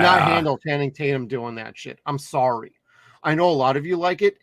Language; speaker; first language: English; native; English